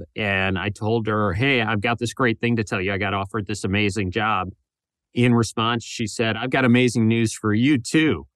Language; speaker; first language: English; native; English